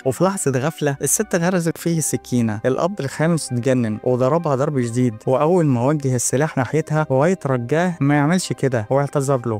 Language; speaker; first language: Arabic; native; Arabic